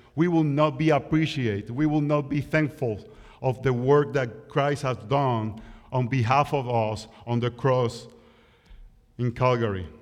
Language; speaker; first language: English; non-native, fluent; Spanish